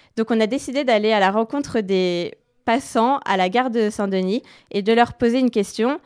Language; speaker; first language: French; native; French